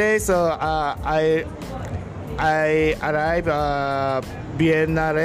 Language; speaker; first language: English; non-native, learner; Japanese